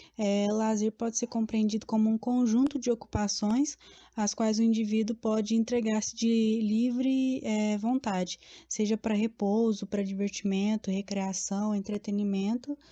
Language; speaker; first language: Portuguese; native; Portuguese